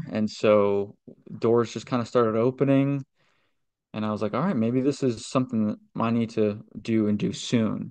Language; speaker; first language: English; native; English